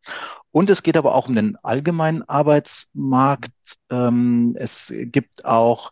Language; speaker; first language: German; native; German